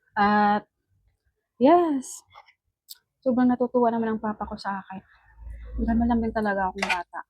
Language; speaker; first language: Filipino; non-native, local second language; Cebuano